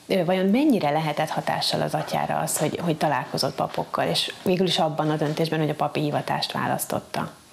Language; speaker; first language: Hungarian; native; Hungarian